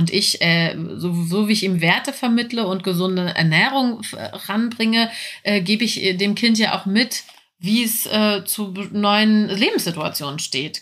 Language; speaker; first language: German; native; German